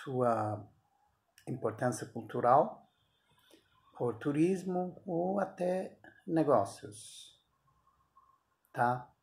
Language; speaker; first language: Portuguese; non-native, fluent; Persian